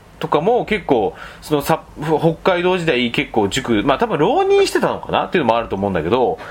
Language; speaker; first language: Japanese; early bilingual, heritage; Japanese